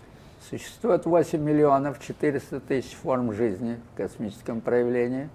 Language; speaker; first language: Russian; native; Russian